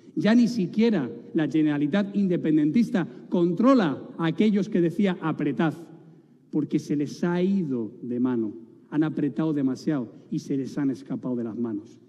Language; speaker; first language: Spanish; native; Spanish